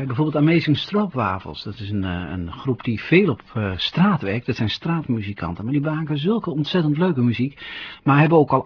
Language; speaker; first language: Dutch; native; Dutch